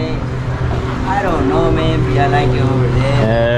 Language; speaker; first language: English; non-native, learner; Spanish